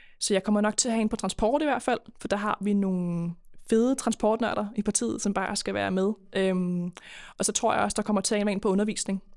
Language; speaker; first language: Danish; native; Danish